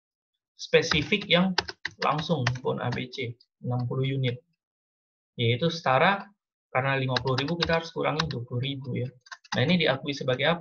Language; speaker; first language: Indonesian; native; Indonesian